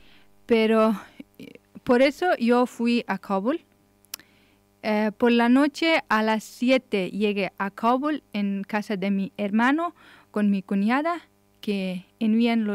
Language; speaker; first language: Spanish; non-native, learner; Persian